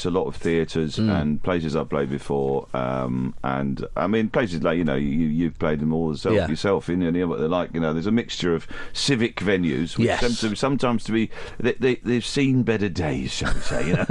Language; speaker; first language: English; native; English